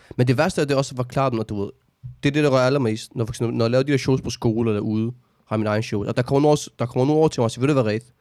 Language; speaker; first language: Danish; early bilingual, other home language; Arabic